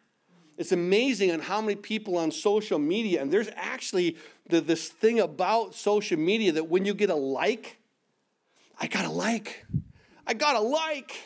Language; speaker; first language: English; native; English